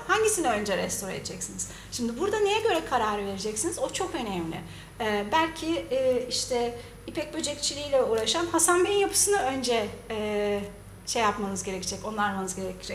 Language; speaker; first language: Turkish; native; Turkish